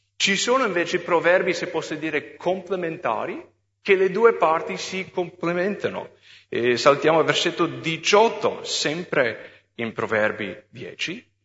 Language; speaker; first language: Italian; non-native, fluent; English